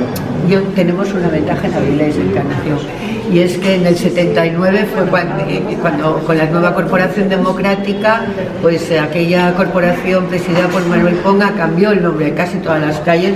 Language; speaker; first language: Spanish; native; Spanish